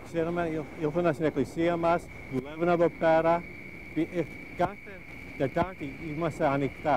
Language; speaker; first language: Greek; early bilingual, heritage; Greek